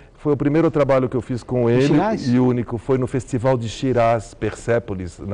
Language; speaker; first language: Portuguese; early bilingual, heritage; Arabic